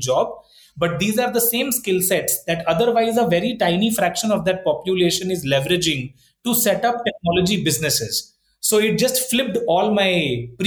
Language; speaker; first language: English; non-native, local second language; Hindi